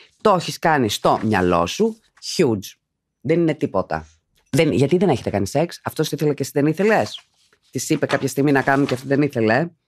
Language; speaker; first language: Greek; native; Greek